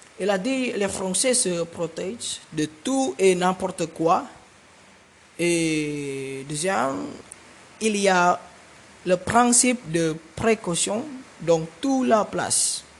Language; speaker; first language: French; non-native, learner; Indonesian